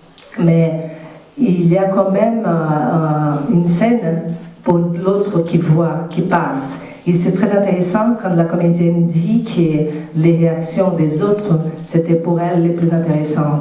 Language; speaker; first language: French; non-native, fluent; Portuguese